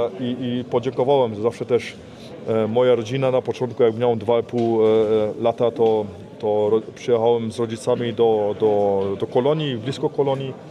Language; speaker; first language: Polish; early bilingual, heritage; Polish